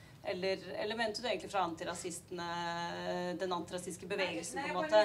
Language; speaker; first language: Norwegian; native; Norwegian